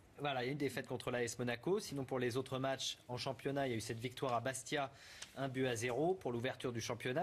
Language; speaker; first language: French; native; French